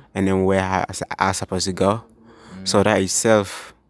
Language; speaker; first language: English; non-native, local second language; Swahili